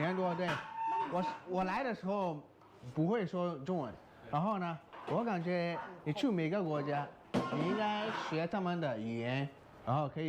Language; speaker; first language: Chinese; non-native, fluent; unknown